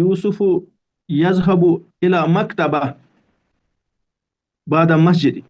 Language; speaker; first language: Arabic; non-native, learner; Urdu